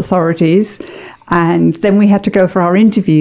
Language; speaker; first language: English; native; English